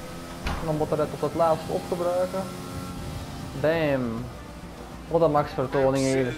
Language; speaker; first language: Dutch; native; Dutch